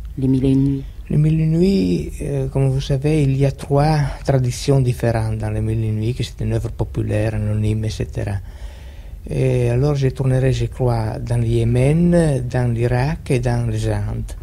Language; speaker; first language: French; non-native, fluent; Italian